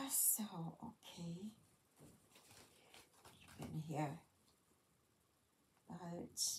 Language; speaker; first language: German; early bilingual, heritage; German